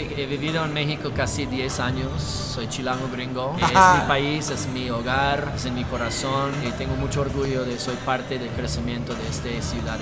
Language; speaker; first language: Spanish; non-native, learner; English